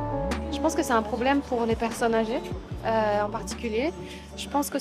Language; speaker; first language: French; native; French